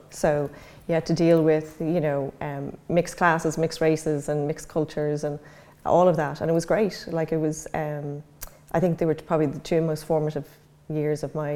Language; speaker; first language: English; native; English